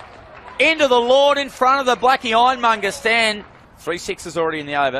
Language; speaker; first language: English; native; English